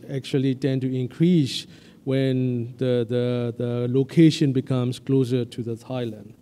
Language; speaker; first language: English; non-native, fluent; Burmese